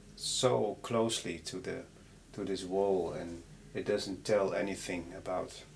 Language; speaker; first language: English; non-native, fluent; Dutch